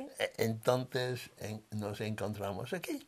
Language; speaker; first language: Spanish; non-native, fluent; English